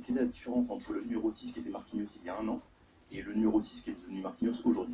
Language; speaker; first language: French; native; French